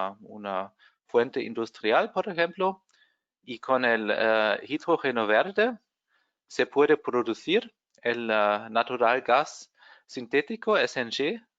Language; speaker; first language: Spanish; non-native, fluent; German